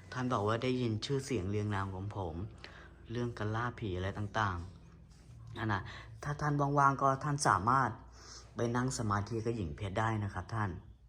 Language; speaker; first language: Thai; native; Thai